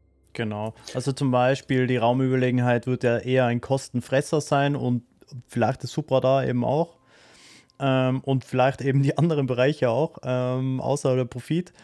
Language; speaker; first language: German; native; German